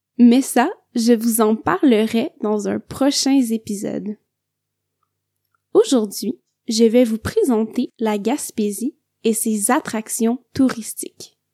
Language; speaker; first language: French; native; French